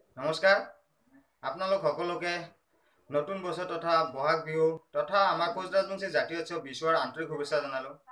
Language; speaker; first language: Assamese; non-native, local second language; Rangpuri